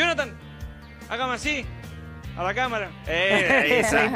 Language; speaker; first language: Spanish; native; Spanish